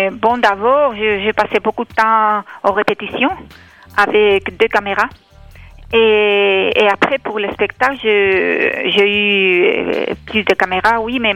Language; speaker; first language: French; non-native, fluent; Spanish